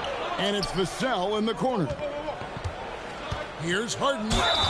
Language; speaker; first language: English; native; English